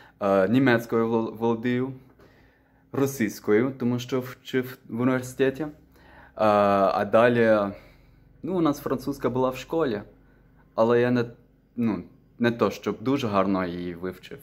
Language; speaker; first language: Ukrainian; non-native, fluent; Dutch